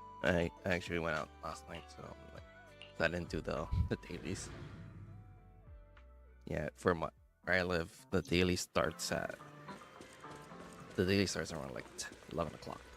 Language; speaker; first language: English; native; English